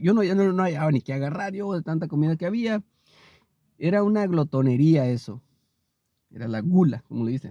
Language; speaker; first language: Spanish; native; Spanish